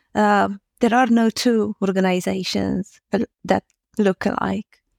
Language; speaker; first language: English; non-native, fluent; Romanian